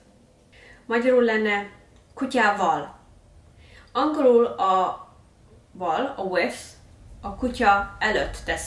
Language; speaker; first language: Hungarian; early bilingual, heritage; Hungarian